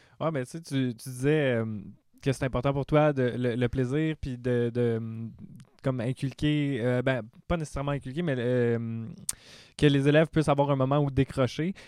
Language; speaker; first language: French; native; French